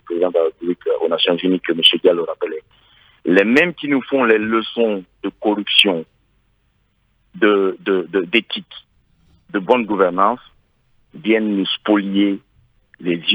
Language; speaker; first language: French; non-native, local second language; Fula